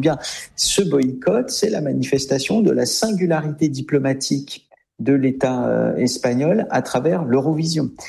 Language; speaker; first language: French; native; French